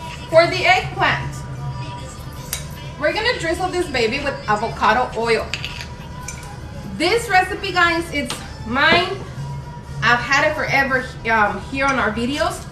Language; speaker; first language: English; early bilingual, other home language; Spanish